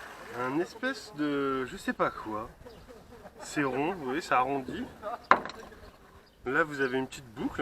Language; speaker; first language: French; native; French